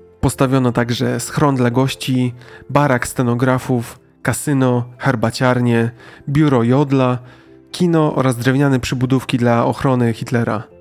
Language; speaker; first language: Polish; native; Polish